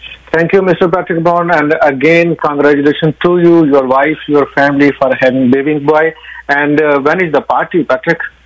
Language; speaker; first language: English; non-native, local second language; Punjabi